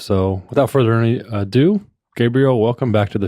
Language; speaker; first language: English; native; English